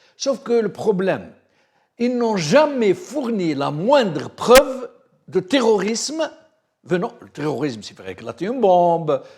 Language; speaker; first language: French; non-native, local second language; Arabic